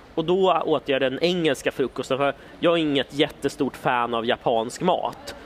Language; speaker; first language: Swedish; native; Swedish